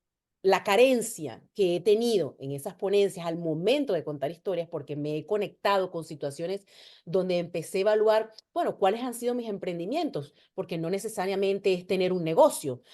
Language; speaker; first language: Spanish; native; Spanish